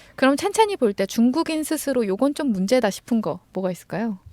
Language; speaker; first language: Korean; native; Korean